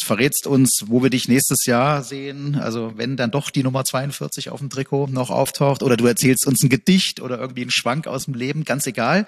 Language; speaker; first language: German; native; German